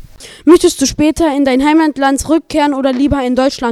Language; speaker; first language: German; native; German